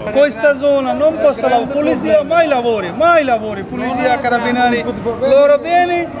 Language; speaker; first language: Italian; non-native, learner; Bangla